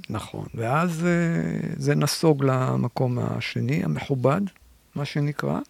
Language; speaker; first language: Hebrew; native; Hebrew